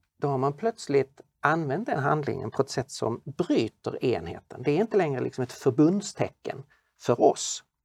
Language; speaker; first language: Swedish; native; Swedish